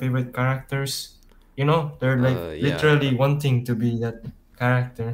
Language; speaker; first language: English; non-native, local second language; Chinese